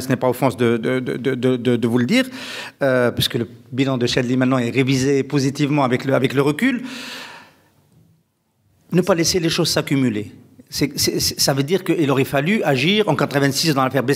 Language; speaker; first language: French; non-native, local second language; Arabic